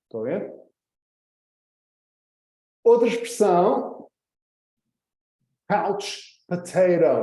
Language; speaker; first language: Portuguese; early bilingual, heritage; Portuguese